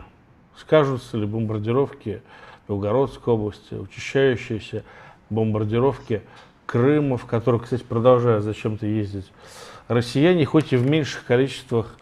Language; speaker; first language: Russian; native; Russian